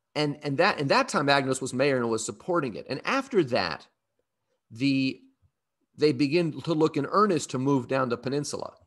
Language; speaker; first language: English; native; English